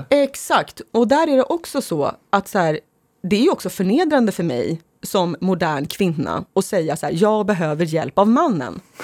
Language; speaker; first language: Swedish; early bilingual, other home language; Finnish